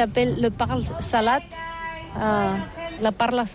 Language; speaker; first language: French; non-native, learner; Catalan